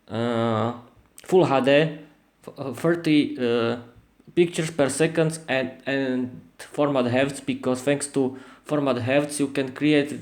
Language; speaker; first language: English; non-native, learner; Slovak